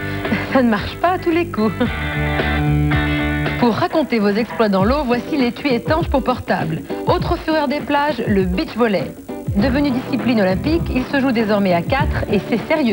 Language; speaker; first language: French; native; French